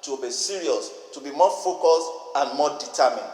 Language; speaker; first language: English; non-native, local second language; Yoruba